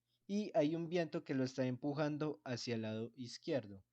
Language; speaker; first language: Spanish; native; Spanish